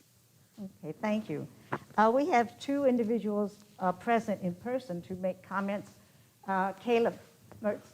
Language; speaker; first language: English; native; English